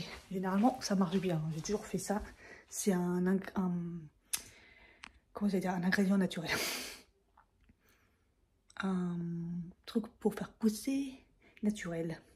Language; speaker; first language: French; native; French